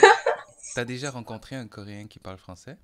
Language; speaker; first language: French; non-native, fluent; Korean